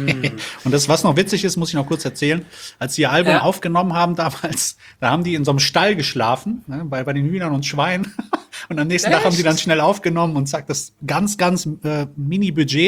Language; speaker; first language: German; native; German